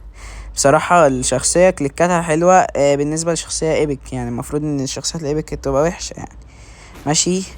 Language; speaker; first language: Arabic; native; Arabic